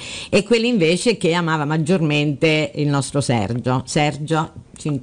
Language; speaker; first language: Italian; native; Italian